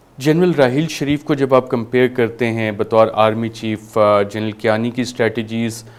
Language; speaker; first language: Urdu; native; Urdu